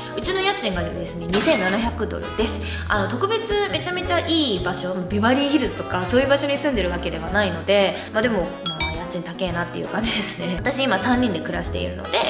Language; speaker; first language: Japanese; early bilingual, other home language; Chinese